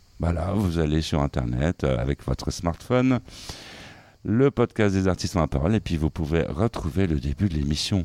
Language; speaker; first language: French; native; French